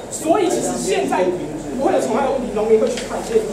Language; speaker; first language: Chinese; native; Chinese